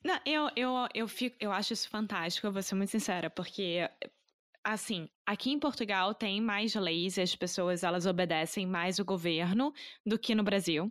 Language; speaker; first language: Portuguese; native; Portuguese